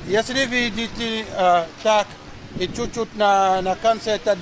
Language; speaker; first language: Russian; non-native, learner; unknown